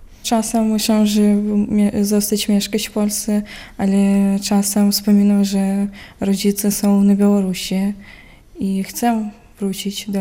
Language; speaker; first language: Polish; non-native, learner; Russian